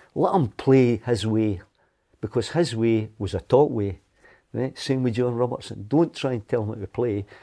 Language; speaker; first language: English; native; English